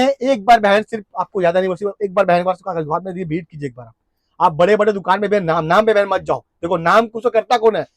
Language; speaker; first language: Hindi; non-native, local second language; Bangla